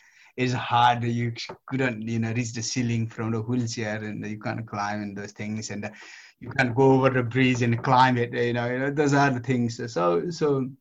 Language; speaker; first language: English; non-native, local second language; Nepali